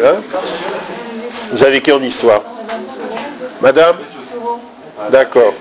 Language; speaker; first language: French; native; French